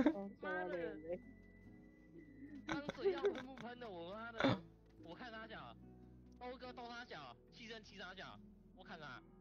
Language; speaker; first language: Chinese; native; Chinese